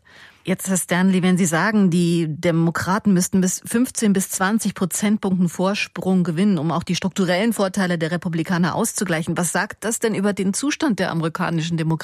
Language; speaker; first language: German; native; German